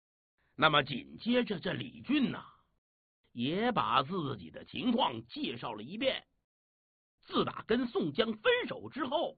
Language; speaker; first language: Chinese; native; Chinese